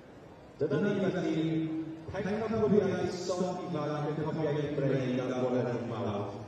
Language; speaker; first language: Welsh; native; Welsh